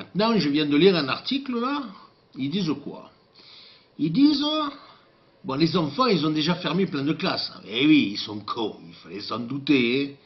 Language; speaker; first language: French; native; French